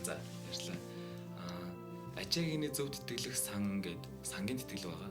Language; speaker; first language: Mongolian; native; Mongolian